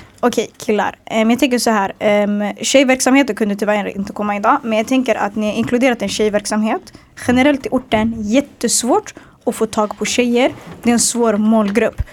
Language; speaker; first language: Swedish; early bilingual, other home language; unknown